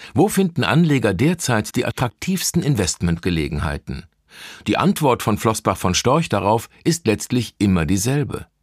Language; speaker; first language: German; native; German